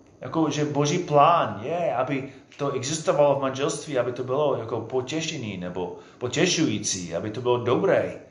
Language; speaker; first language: Czech; non-native, fluent; English